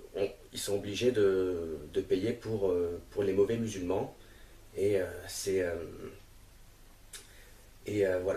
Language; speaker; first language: French; native; French